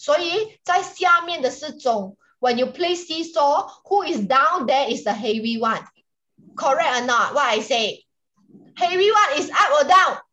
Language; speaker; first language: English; non-native, local second language; Chinese